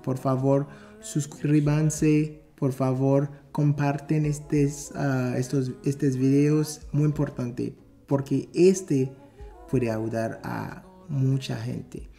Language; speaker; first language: Spanish; non-native, fluent; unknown